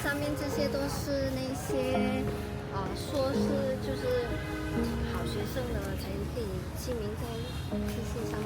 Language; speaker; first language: Chinese; non-native, fluent; Vietnamese